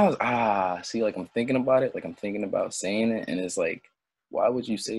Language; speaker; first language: English; early bilingual, other home language; French